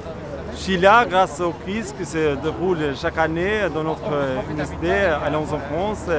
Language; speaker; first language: French; non-native, fluent; Albanian